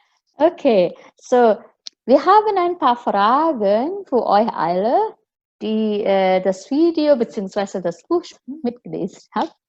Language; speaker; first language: German; non-native, fluent; Indonesian